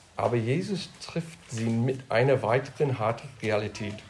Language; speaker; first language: German; non-native, fluent; English